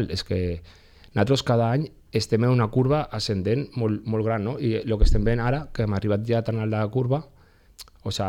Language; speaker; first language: Catalan; native; Catalan